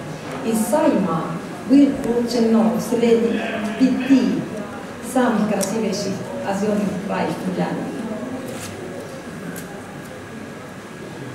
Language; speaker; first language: Russian; non-native, fluent; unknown